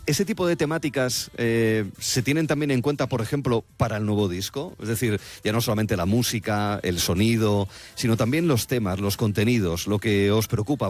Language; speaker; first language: Spanish; native; Spanish